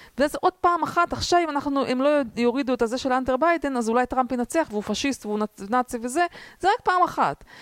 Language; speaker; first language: Hebrew; early bilingual, other home language; Russian